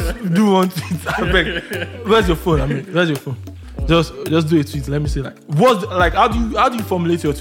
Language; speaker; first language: English; non-native, local second language; Yoruba